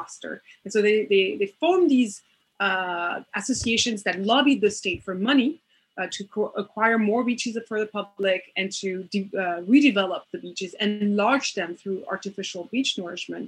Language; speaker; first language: English; non-native, fluent; French